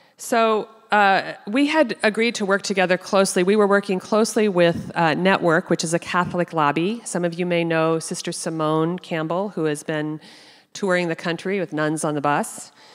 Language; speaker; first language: English; native; English